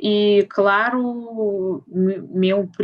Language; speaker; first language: Portuguese; non-native, fluent; Russian